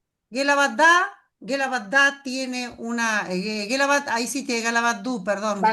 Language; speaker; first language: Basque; non-native, fluent; Spanish